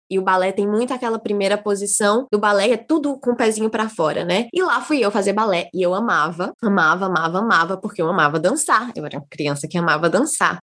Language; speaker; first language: Portuguese; native; Portuguese